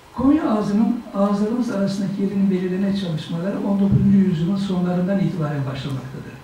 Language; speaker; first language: Turkish; native; Turkish